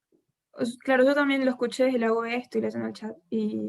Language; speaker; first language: Spanish; native; Spanish